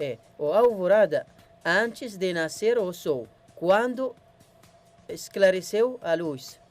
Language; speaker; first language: Portuguese; non-native, learner; Arabic